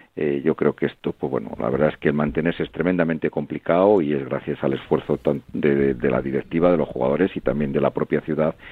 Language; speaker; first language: Spanish; native; Spanish